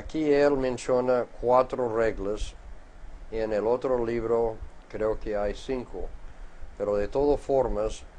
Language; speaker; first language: Spanish; non-native, fluent; English